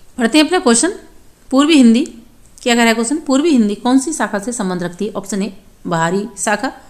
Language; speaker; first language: Hindi; native; Hindi